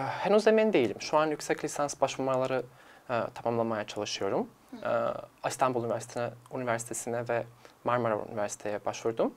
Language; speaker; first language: Turkish; non-native, fluent; Serbian